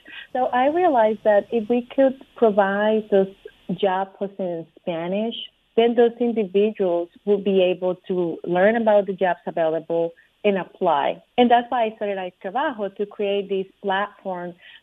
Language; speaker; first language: English; non-native, fluent; Spanish